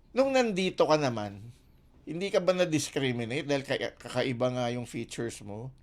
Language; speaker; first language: Filipino; native; Filipino